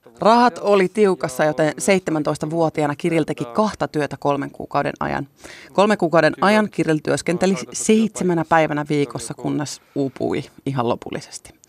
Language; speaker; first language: Finnish; native; Finnish